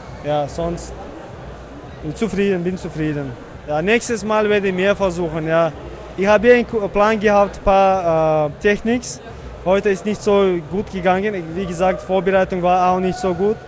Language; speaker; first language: German; non-native, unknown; Chechen